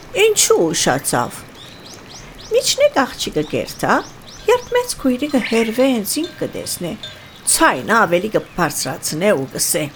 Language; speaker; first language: Armenian; early bilingual, heritage; Armenian